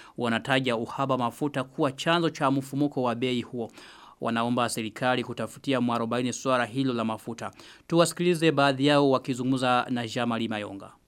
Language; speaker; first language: Swahili; non-native, local second language; Rundi